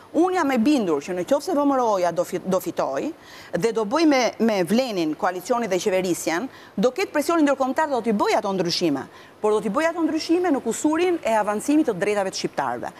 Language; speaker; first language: Albanian; native; Albanian